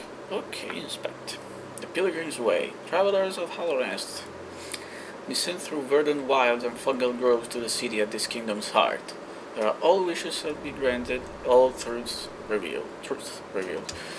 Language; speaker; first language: English; non-native, fluent; Italian